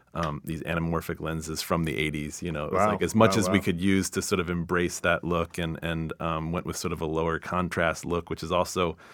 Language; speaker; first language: English; native; English